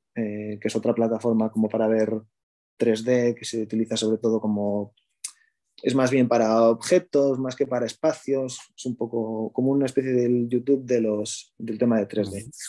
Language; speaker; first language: Spanish; native; Spanish